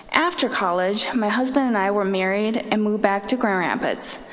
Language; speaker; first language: English; early bilingual, other home language; Chinese